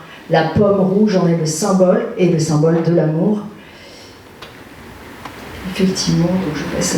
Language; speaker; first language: French; native; French